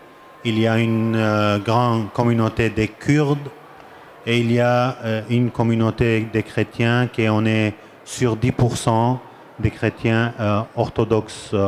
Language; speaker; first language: French; non-native, learner; Armenian